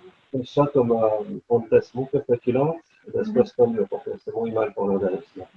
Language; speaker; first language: Spanish; non-native, learner; French